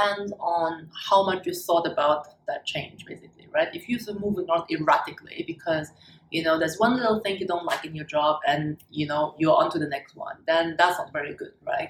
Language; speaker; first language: English; non-native, fluent; German